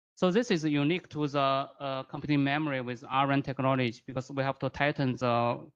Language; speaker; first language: English; non-native, fluent; Chinese